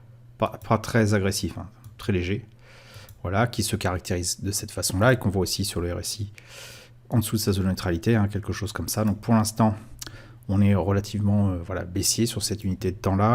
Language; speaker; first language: French; native; French